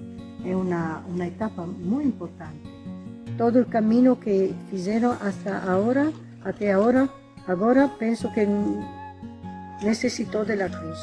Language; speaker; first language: Portuguese; non-native, fluent; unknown